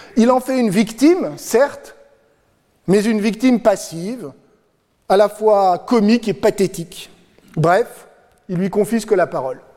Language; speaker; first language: French; native; French